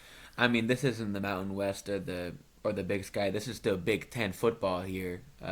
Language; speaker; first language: English; native; English